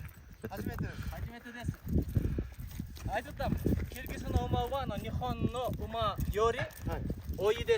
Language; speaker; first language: Japanese; non-native, learner; Kyrgyz